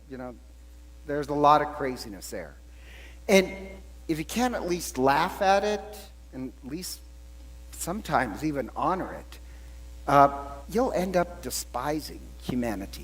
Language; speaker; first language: English; native; English